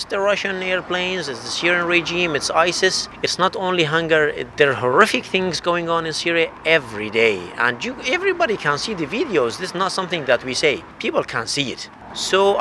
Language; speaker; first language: English; non-native, fluent; Arabic